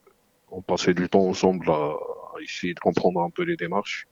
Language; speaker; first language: French; non-native, local second language; Arabic